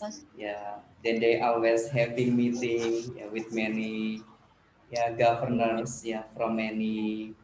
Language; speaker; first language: English; non-native, learner; Indonesian